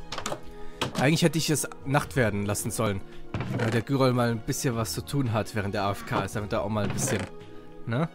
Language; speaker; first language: German; native; German